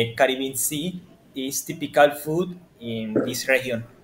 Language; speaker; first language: English; non-native, learner; Spanish